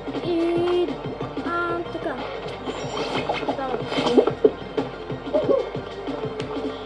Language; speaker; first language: Bulgarian; native; Bulgarian